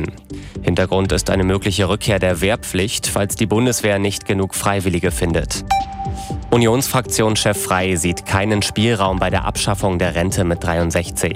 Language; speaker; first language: German; native; German